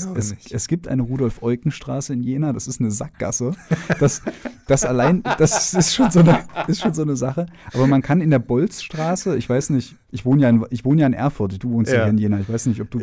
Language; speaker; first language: German; native; German